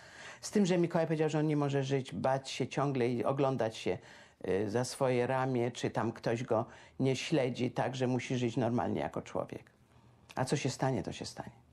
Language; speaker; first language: Polish; native; Polish